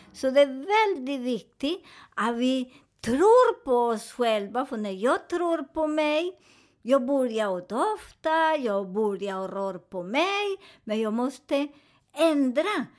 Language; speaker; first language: Swedish; non-native, fluent; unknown